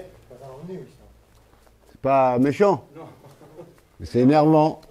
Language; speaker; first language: French; native; French